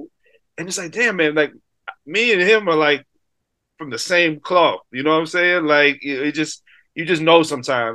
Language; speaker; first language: English; native; English